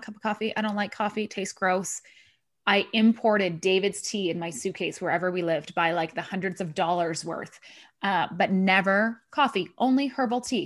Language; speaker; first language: English; native; English